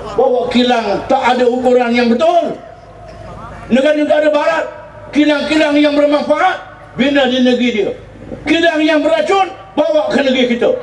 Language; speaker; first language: Malay; native; Malay